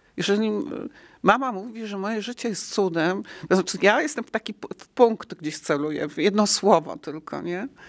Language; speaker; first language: Polish; native; Polish